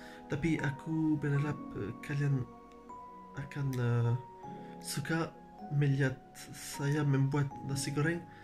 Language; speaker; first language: Indonesian; non-native, learner; French